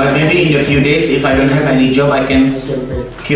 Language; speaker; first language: English; non-native, learner; Indonesian